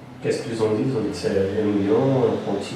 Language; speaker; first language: French; non-native, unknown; Portuguese